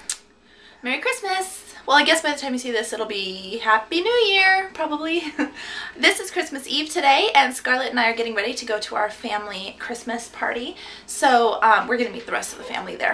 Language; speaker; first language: English; native; English